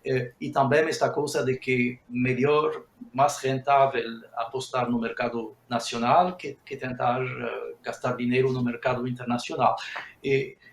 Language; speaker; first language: Portuguese; non-native, fluent; Spanish